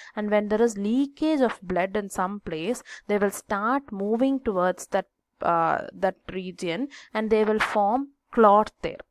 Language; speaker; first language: English; non-native, local second language; Malayalam